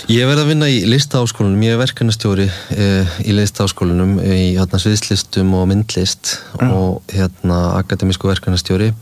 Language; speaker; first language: Icelandic; native; Icelandic